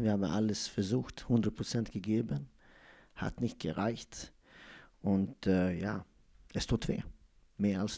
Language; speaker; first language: German; non-native, fluent; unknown